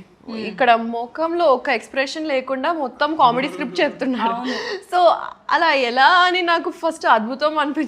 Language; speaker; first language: Telugu; non-native, local second language; Urdu